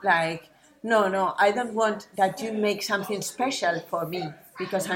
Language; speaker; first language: English; non-native, fluent; Spanish